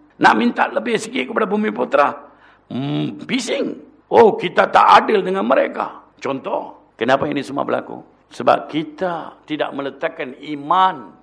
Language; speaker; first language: Malay; non-native, local second language; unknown